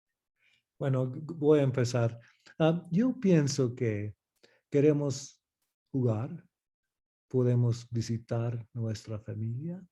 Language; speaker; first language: Spanish; early bilingual, heritage; English